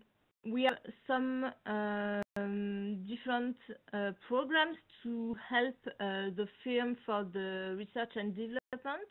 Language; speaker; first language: English; non-native, learner; French